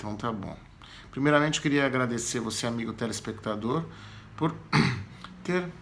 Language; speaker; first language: Portuguese; native; Portuguese